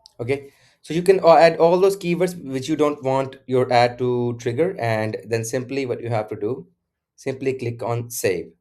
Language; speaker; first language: English; non-native, local second language; Urdu